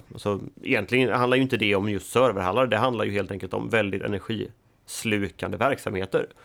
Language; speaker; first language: Swedish; native; Swedish